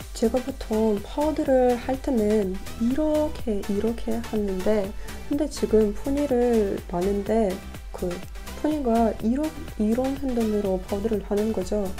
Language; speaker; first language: Korean; non-native, learner; Russian